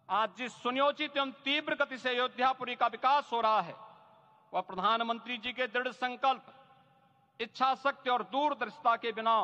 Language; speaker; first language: Hindi; native; Hindi